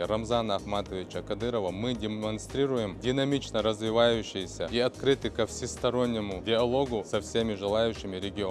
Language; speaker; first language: Russian; non-native, local second language; Chechen